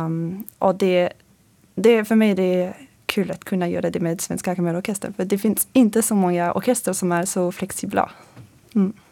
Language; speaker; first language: Swedish; non-native, fluent; French